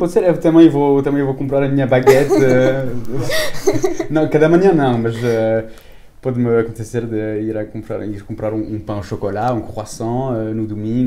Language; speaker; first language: Portuguese; early bilingual, heritage; French